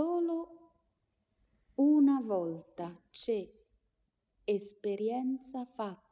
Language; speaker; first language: Italian; non-native, learner; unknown